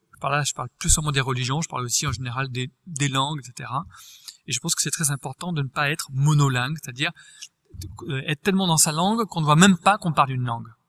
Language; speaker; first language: French; native; French